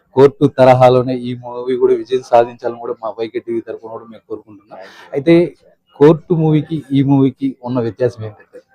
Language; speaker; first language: Telugu; native; Telugu